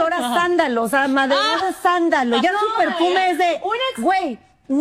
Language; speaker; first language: Spanish; native; Spanish